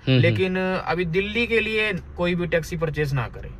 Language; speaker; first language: Hindi; native; Hindi